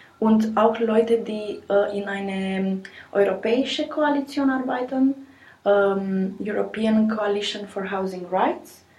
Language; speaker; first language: German; non-native, learner; Romanian